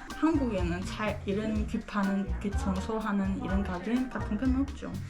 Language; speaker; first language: Korean; early bilingual, heritage; Korean